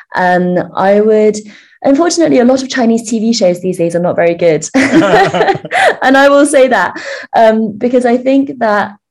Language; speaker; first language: English; early bilingual, other home language; Chinese